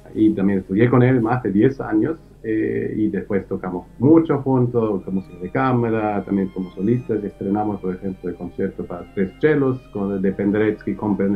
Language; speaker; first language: Spanish; early bilingual, heritage; German